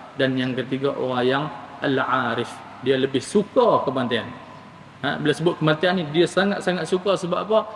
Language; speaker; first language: Malay; native; Malay